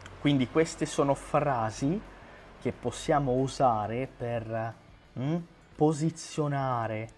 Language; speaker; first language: Italian; non-native, fluent; Portuguese